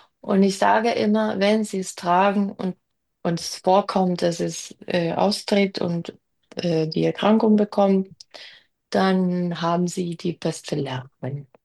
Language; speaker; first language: German; early bilingual, other home language; Spanish